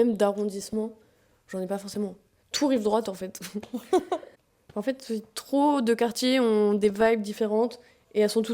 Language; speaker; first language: French; native; French